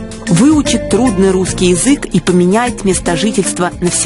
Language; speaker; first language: Russian; native; Russian